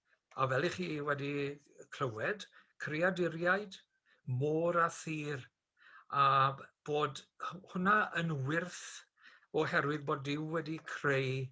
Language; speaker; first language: Welsh; native; Welsh